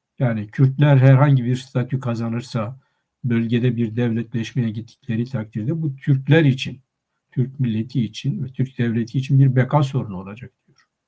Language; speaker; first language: Turkish; non-native, local second language; Kurdish